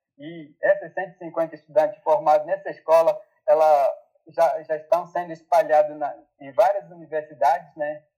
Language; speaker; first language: Portuguese; non-native, local second language; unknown